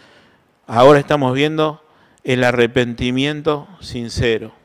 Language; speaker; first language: Spanish; native; Spanish